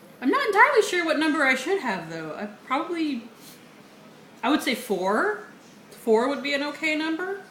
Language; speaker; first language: English; native; English